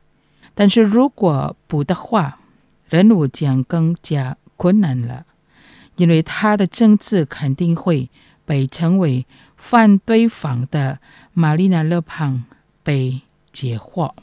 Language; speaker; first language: Chinese; non-native, fluent; Indonesian